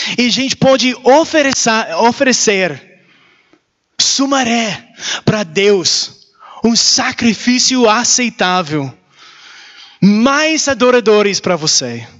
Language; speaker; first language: Portuguese; non-native, learner; English